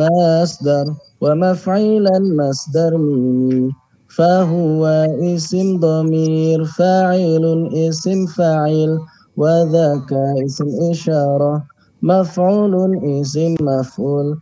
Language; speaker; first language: Arabic; non-native, learner; Indonesian